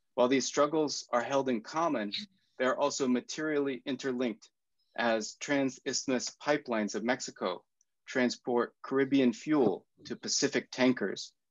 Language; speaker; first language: English; native; English